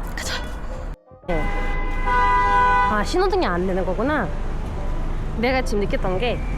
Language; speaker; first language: Korean; non-native, fluent; Ukrainian